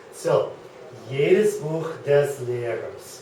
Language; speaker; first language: German; non-native, fluent; English